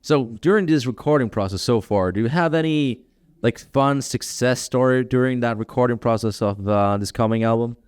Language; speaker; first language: English; non-native, fluent; Danish